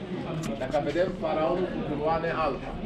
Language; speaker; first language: Romanian; non-native, learner; Arabic